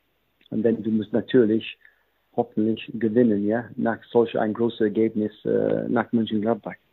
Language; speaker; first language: German; non-native, fluent; English